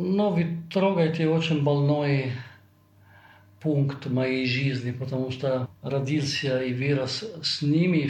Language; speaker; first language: Russian; non-native, fluent; Italian